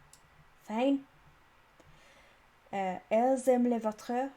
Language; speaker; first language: French; non-native, learner; English